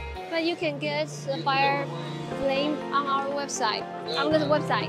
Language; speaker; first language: English; non-native, learner; Chinese